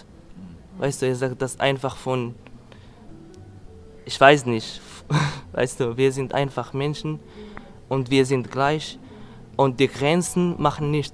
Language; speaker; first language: German; non-native, learner; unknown